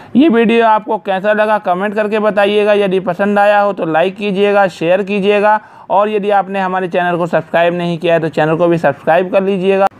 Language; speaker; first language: Hindi; native; Hindi